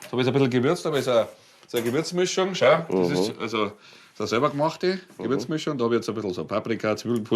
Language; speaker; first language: German; native; German